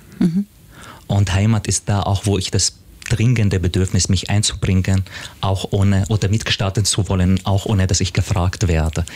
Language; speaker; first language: German; non-native, fluent; Arabic